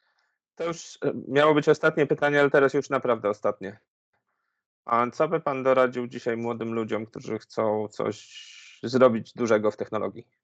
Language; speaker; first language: Polish; native; Polish